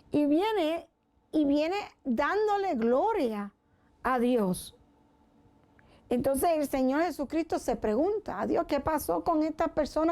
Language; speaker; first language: Spanish; native; Spanish